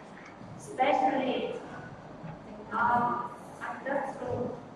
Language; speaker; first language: English; non-native, learner; Vietnamese